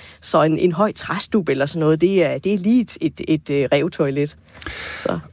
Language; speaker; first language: Danish; native; Danish